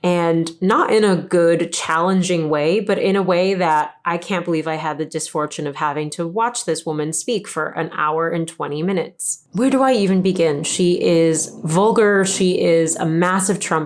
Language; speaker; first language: English; native; English